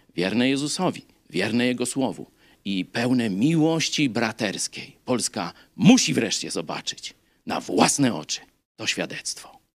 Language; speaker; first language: Polish; native; Polish